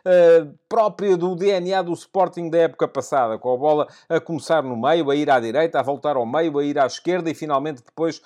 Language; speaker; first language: Portuguese; native; Portuguese